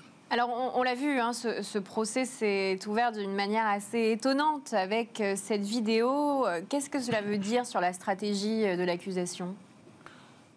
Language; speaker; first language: French; native; French